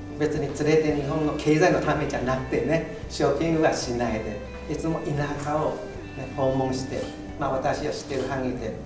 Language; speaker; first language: Japanese; non-native, fluent; Chinese